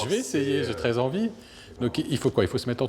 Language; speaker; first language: French; native; French